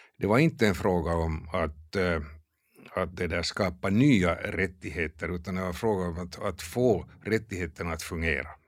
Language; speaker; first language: Swedish; native; Swedish